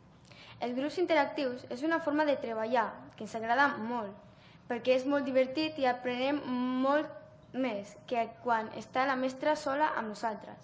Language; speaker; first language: Catalan; early bilingual, other home language; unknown